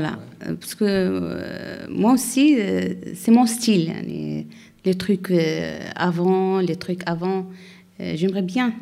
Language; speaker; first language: French; non-native, learner; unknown